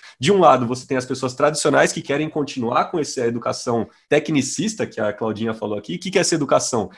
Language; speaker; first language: Portuguese; native; Portuguese